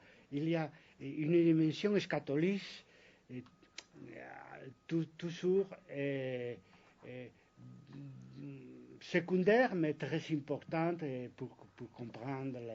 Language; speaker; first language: French; non-native, fluent; Spanish